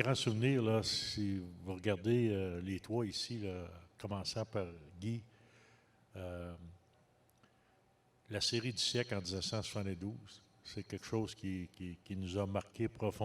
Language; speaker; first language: French; native; French